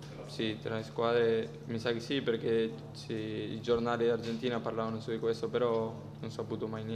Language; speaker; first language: Italian; non-native, fluent; Spanish